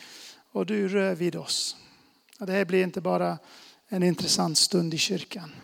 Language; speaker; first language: Swedish; non-native, fluent; English